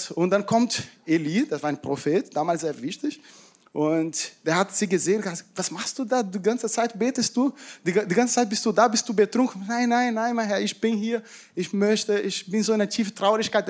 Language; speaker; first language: German; non-native, fluent; Portuguese